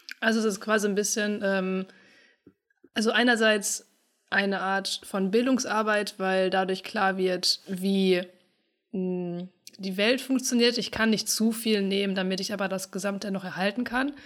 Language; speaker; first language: German; native; German